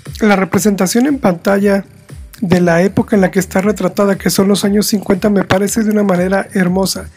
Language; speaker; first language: Spanish; native; Spanish